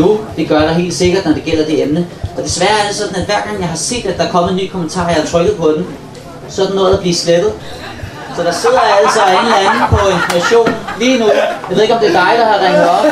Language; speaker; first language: Danish; native; Danish